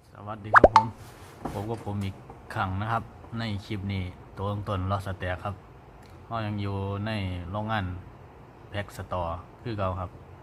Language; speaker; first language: Thai; non-native, local second language; Northeastern Thai